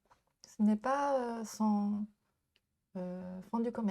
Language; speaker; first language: French; non-native, learner; Japanese